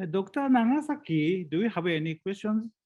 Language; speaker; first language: English; non-native, learner; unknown